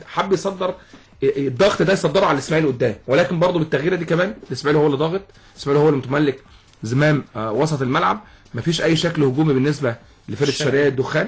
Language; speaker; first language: Arabic; native; Arabic